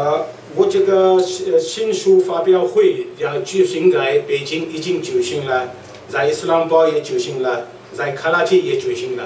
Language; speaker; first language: Chinese; non-native, learner; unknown